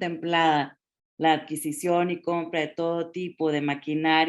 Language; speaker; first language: Spanish; native; Spanish